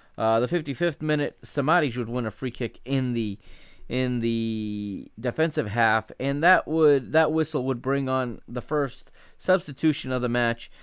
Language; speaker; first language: English; native; English